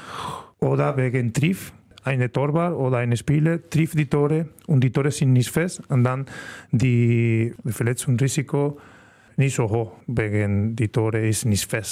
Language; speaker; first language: German; non-native, learner; Spanish